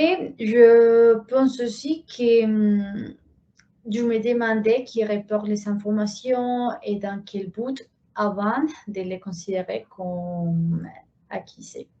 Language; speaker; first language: French; non-native, learner; Spanish